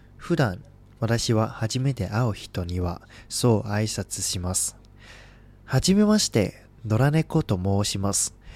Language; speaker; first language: Japanese; non-native, fluent; Cantonese